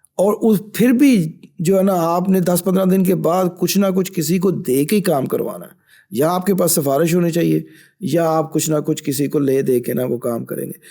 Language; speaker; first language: Urdu; non-native, local second language; Punjabi